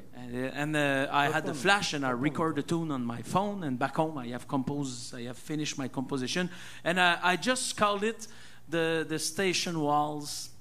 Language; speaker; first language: English; non-native, fluent; French